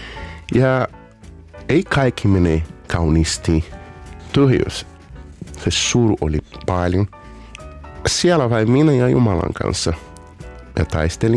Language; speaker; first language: Finnish; non-native, fluent; Portuguese